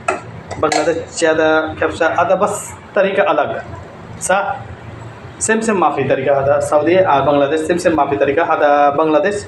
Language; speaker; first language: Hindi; non-native, learner; Bangla